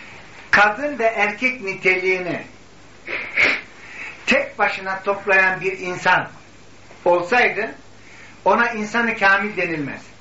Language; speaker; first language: Turkish; native; Turkish